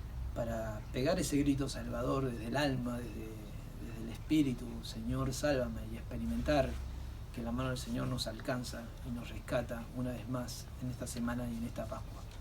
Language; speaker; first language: Spanish; native; Spanish